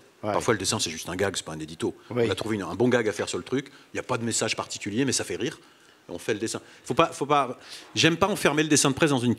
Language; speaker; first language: French; native; French